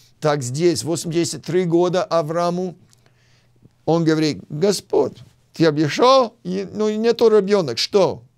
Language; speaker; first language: Russian; non-native, fluent; English